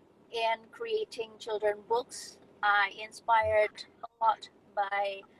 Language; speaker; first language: English; non-native, fluent; Indonesian